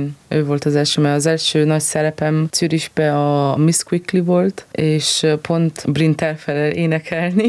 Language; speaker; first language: Hungarian; early bilingual, heritage; Hungarian